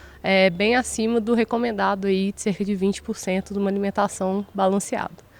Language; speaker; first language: Portuguese; native; Portuguese